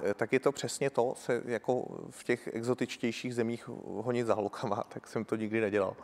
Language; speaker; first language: Czech; native; Czech